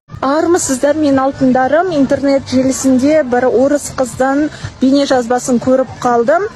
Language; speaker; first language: Kazakh; native; Kazakh